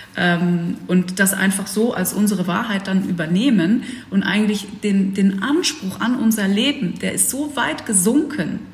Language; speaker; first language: German; early bilingual, other home language; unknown